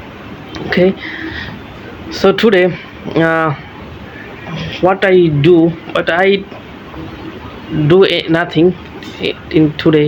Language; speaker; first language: English; non-native, learner; Bangla